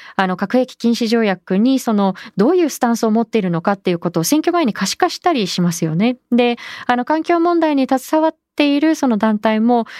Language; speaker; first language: Japanese; native; Japanese